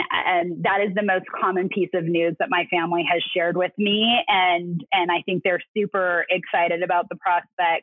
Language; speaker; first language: English; native; English